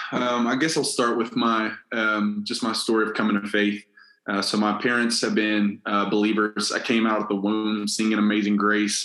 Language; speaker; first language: English; native; English